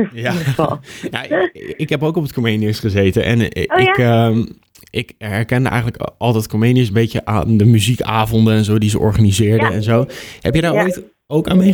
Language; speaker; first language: Dutch; native; Dutch